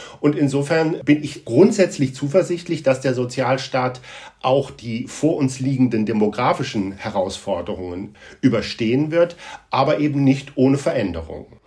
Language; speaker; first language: German; native; German